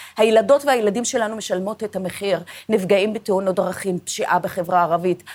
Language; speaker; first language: Hebrew; non-native, local second language; Arabic